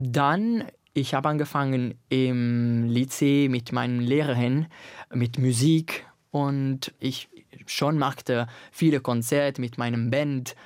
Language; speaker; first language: German; non-native, learner; Italian